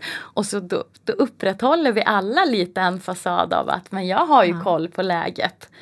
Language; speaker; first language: Swedish; native; Swedish